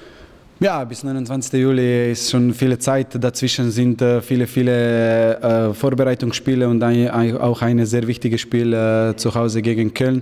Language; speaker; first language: German; non-native, learner; Slovenian